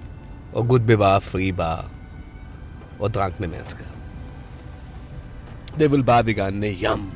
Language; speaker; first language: Danish; non-native, fluent; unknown